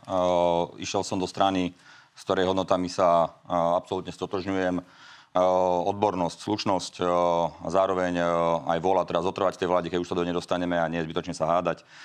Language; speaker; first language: Slovak; native; Slovak